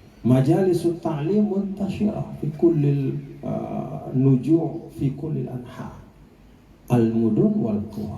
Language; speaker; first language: Arabic; non-native, fluent; Indonesian